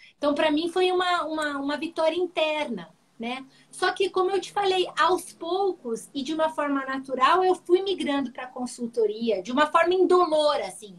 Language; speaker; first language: Portuguese; early bilingual, heritage; Portuguese